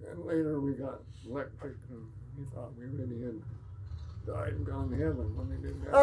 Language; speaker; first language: English; native; English